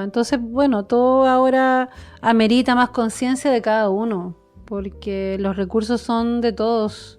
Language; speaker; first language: Spanish; native; Spanish